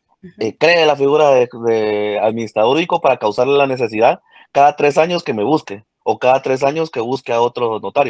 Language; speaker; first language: Spanish; native; Spanish